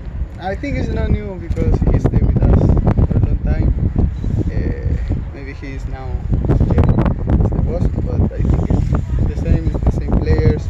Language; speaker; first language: English; non-native, learner; Spanish